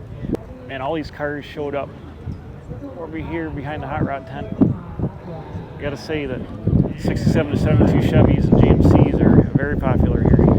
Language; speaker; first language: English; native; English